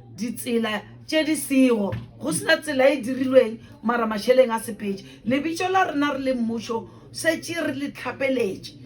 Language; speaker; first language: Northern Sotho; non-native, local second language; Venda